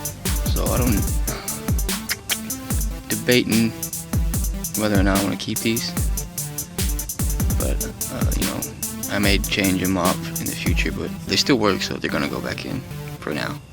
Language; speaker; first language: English; native; English